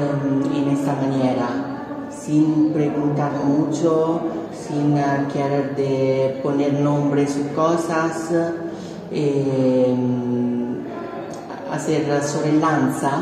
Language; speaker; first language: Spanish; non-native, fluent; Italian